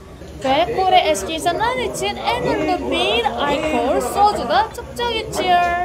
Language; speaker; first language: Turkish; non-native, learner; Korean